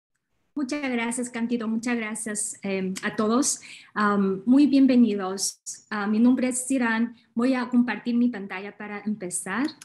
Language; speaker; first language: Spanish; non-native, fluent; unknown